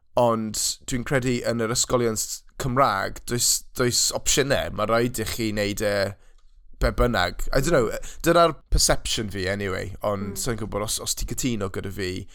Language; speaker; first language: Welsh; non-native, local second language; English